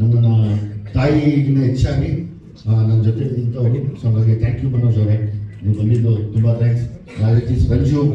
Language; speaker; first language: Kannada; native; Kannada